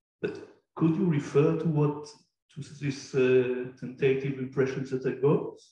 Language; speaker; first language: English; non-native, fluent; Hebrew